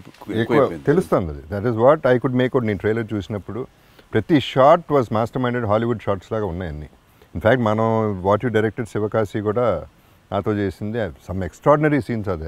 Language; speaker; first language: Telugu; native; Telugu